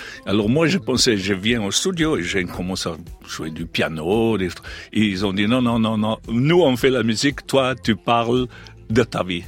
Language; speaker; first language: French; non-native, fluent; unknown